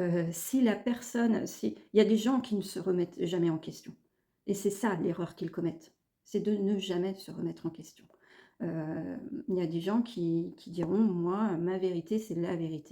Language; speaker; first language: French; native; French